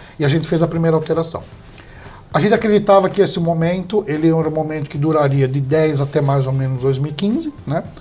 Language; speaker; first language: Portuguese; early bilingual, heritage; English